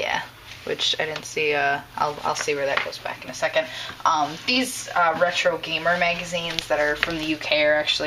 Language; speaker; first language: English; native; English